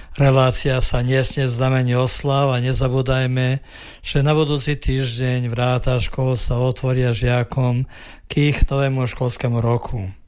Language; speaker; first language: Slovak; early bilingual, heritage; Slovak